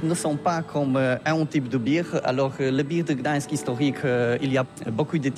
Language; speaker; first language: French; non-native, learner; Polish